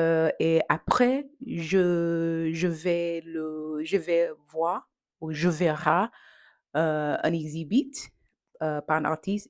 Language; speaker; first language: French; non-native, learner; English